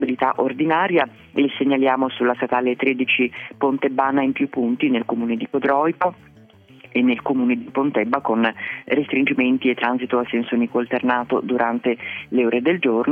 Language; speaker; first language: Italian; native; Italian